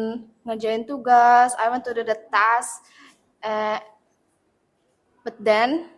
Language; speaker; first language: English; non-native, learner; Indonesian